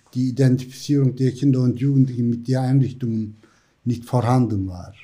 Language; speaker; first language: German; non-native, fluent; Turkish